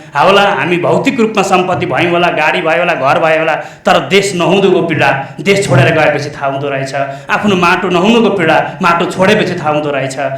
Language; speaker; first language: Nepali; native; Nepali